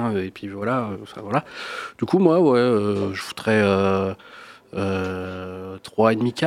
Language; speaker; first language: French; native; French